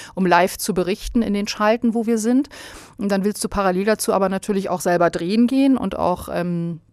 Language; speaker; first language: German; early bilingual, other home language; Bosnian